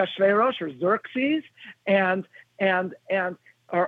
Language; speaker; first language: English; native; English